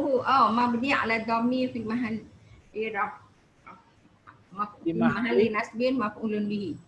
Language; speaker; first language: Arabic; non-native, learner; Malay